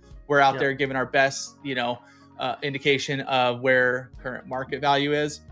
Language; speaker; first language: English; native; English